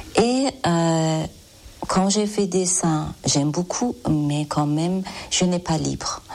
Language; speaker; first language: French; non-native, learner; Persian